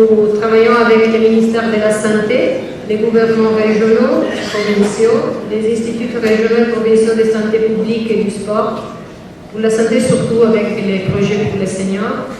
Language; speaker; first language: French; non-native, learner; Italian